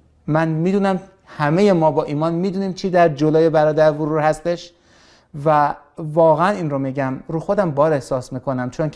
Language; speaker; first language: Persian; native; Persian